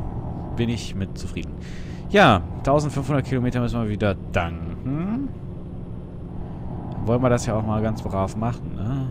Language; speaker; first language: German; native; German